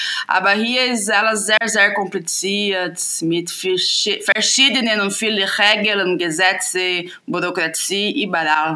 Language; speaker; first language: German; non-native, fluent; Portuguese